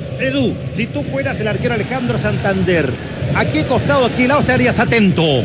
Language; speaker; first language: Spanish; native; Spanish